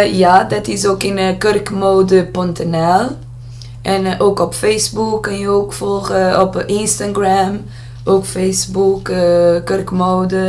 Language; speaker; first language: Dutch; non-native, learner; Portuguese